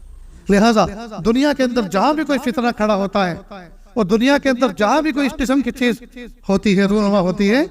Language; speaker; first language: Urdu; native; Urdu